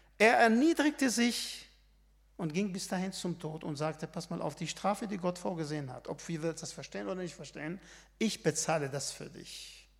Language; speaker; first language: German; non-native, fluent; Arabic